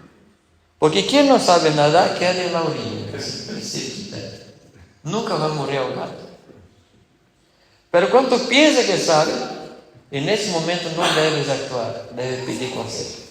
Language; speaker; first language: Spanish; non-native, fluent; Portuguese